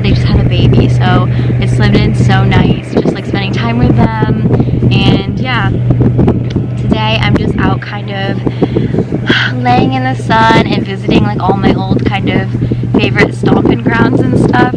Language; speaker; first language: English; native; English